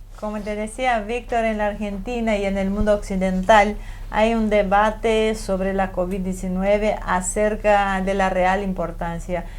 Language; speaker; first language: Spanish; native; Spanish